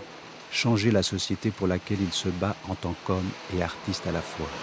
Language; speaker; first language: French; native; French